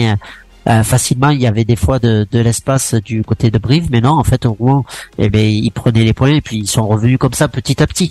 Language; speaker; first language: French; native; French